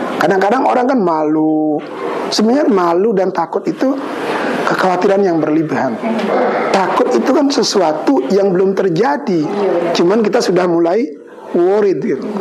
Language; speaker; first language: Indonesian; non-native, local second language; Balinese